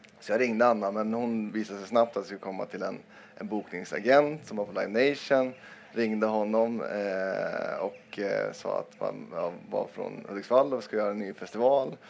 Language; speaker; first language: Swedish; native; Swedish